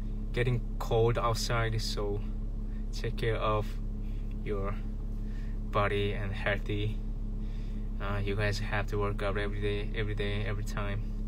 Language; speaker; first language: English; non-native, learner; Korean